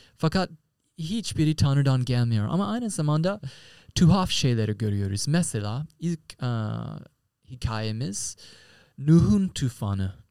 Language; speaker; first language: Turkish; non-native, fluent; English